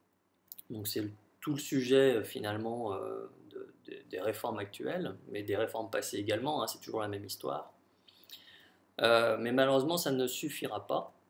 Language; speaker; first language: French; native; French